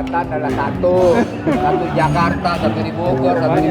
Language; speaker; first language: Indonesian; native; Indonesian